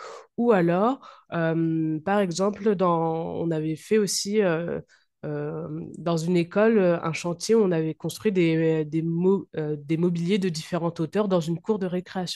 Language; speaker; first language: French; native; French